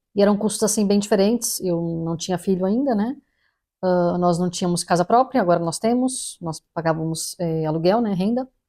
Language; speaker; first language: Portuguese; native; Portuguese